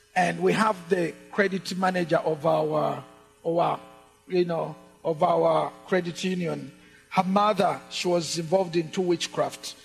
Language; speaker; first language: English; non-native, local second language; Ganda